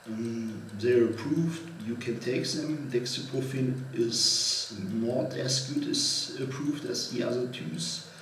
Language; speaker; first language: English; non-native, fluent; German